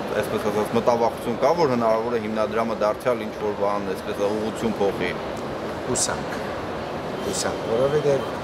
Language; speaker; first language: Armenian; native; Armenian